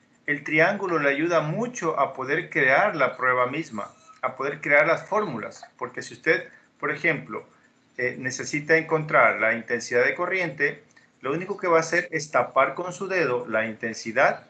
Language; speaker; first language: Spanish; native; Spanish